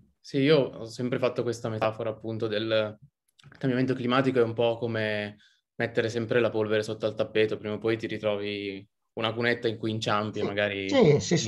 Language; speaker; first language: Italian; native; Italian